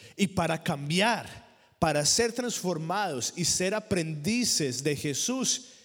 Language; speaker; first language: Spanish; native; Spanish